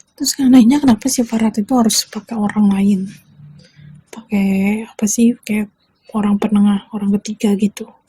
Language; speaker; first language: Indonesian; native; Indonesian